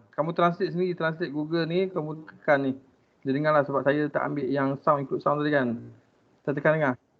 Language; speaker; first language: Malay; native; Malay